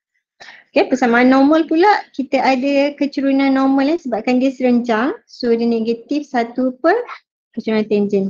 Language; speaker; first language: Malay; native; Malay